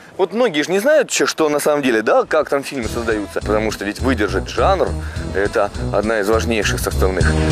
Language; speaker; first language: Russian; native; Russian